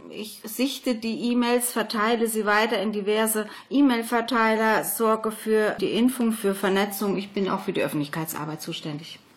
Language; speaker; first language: German; native; German